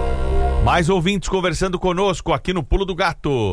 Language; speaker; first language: Portuguese; native; Portuguese